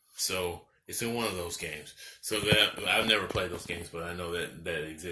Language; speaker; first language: English; native; English